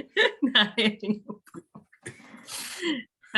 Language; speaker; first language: English; native; English